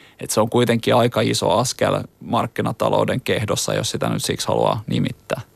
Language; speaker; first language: Finnish; native; Finnish